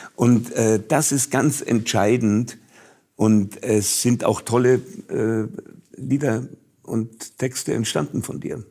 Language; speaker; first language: German; native; German